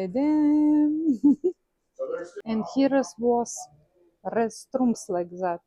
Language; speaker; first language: English; non-native, learner; Russian